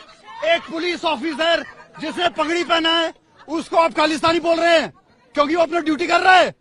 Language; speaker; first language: Hindi; non-native, local second language; Punjabi